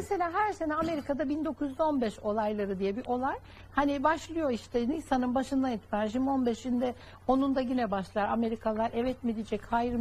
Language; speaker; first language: Turkish; native; Turkish